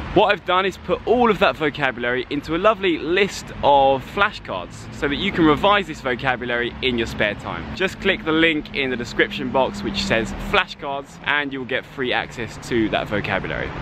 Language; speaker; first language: English; native; English